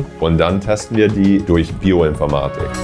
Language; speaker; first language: German; non-native, fluent; English